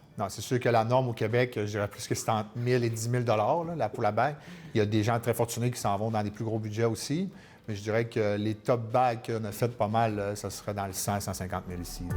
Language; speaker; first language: French; native; French